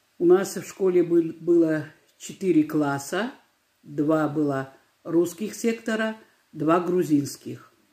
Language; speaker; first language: Russian; non-native, local second language; Georgian